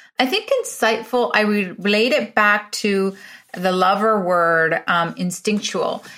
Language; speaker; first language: English; early bilingual, other home language; Spanish